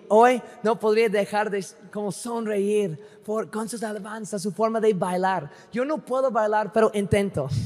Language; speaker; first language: Spanish; non-native, fluent; English